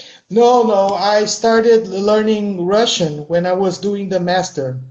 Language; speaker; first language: English; non-native, fluent; Portuguese